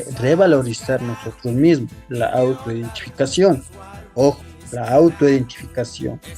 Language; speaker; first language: Spanish; non-native, local second language; Quechua